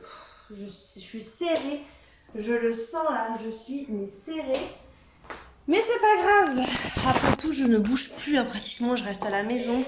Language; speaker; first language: French; native; French